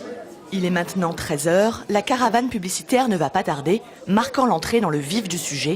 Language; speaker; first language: French; native; French